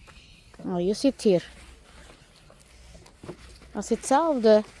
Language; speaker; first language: Dutch; non-native, learner; Filipino